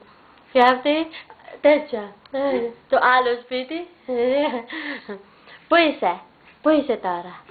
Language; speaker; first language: Greek; non-native, learner; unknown